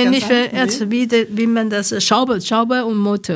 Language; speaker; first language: German; non-native, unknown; Chinese